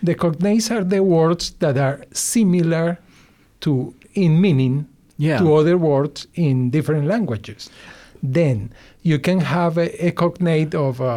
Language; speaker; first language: English; non-native, learner; Spanish